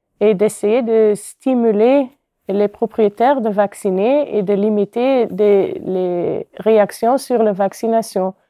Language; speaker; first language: French; non-native, local second language; Dutch